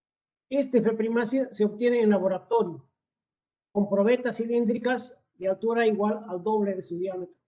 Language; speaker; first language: Spanish; native; Spanish